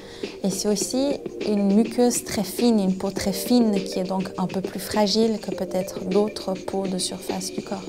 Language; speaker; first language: French; native; French